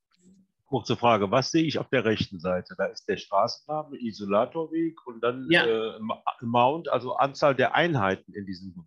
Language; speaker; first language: German; native; German